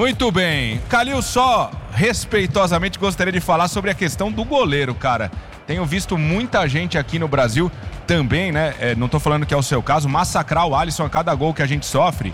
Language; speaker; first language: Portuguese; native; Portuguese